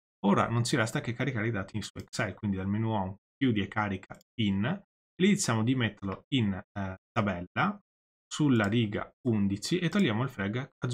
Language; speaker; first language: Italian; native; Italian